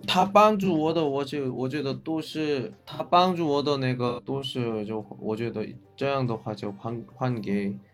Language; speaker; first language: Chinese; non-native, learner; Korean